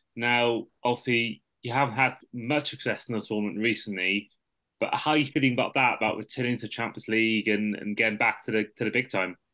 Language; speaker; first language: English; native; English